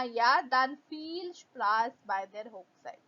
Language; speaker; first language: German; non-native, fluent; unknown